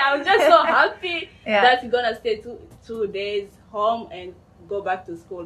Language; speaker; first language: English; non-native, fluent; Swahili